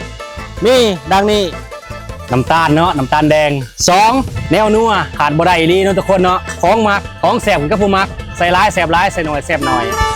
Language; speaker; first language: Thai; non-native, local second language; Northeastern Thai